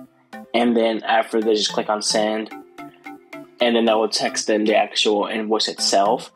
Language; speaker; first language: English; native; English